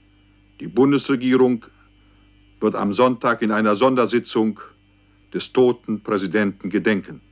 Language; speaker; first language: German; native; German